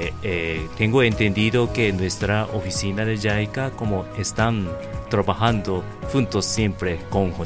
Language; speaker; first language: Spanish; non-native, fluent; Japanese